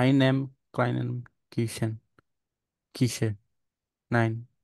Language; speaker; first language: German; non-native, learner; Portuguese